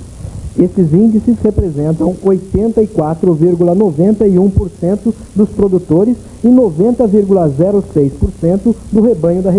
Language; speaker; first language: Portuguese; native; Portuguese